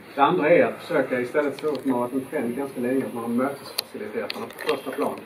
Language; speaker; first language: Swedish; native; Swedish